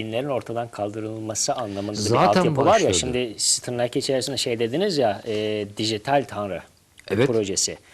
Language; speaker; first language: Turkish; native; Turkish